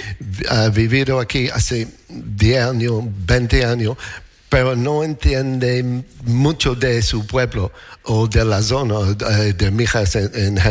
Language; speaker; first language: Spanish; non-native, learner; English